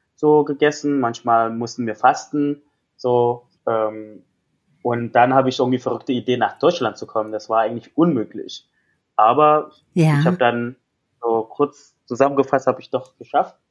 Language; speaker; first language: German; non-native, fluent; Indonesian